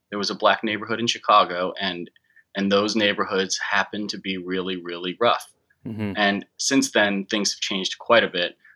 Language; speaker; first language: English; early bilingual, other home language; Japanese